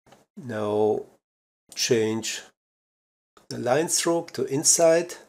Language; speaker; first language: English; non-native, fluent; German